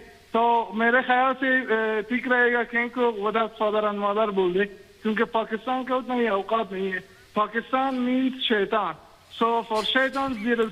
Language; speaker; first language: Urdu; non-native, fluent; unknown